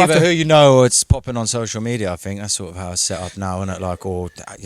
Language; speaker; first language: English; native; English